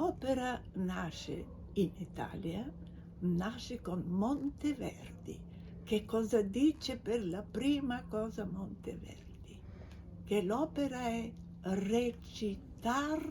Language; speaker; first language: Italian; non-native, fluent; Bulgarian